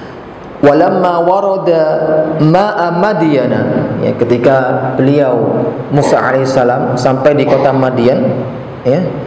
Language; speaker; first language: Indonesian; native; Indonesian